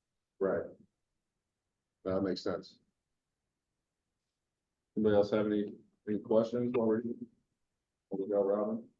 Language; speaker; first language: English; native; English